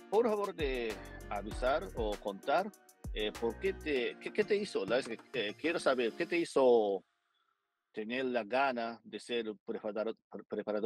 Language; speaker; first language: Spanish; non-native, fluent; Japanese